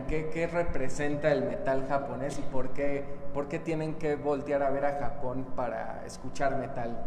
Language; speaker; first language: Spanish; native; Spanish